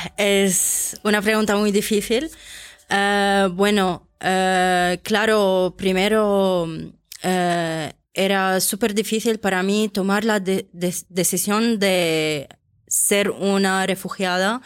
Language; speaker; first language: Spanish; non-native, fluent; Arabic